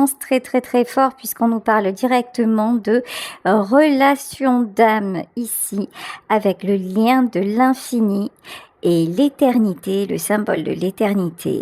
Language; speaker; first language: French; native; French